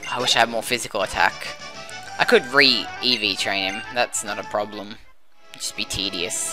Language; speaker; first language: English; native; English